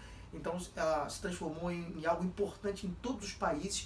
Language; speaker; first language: Portuguese; native; Portuguese